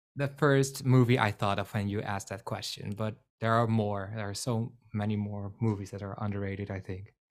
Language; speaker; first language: English; non-native, fluent; Dutch